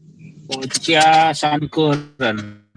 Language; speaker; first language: Chinese; non-native, learner; Indonesian